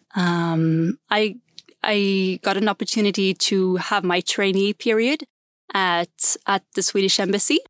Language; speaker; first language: English; non-native, fluent; Swedish